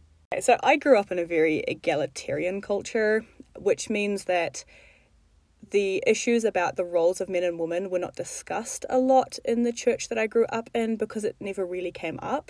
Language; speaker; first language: English; native; English